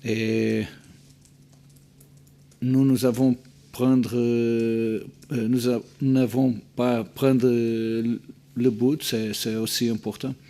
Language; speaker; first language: French; non-native, learner; Portuguese